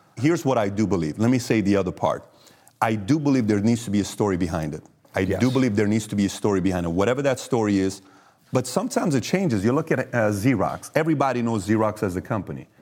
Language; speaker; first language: English; early bilingual, other home language; Persian